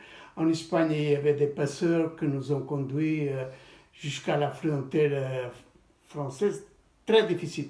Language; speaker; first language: French; non-native, fluent; Portuguese